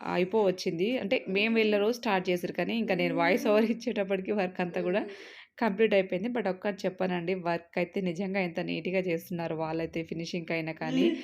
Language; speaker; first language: Telugu; native; Telugu